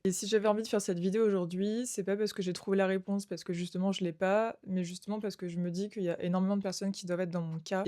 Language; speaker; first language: French; native; French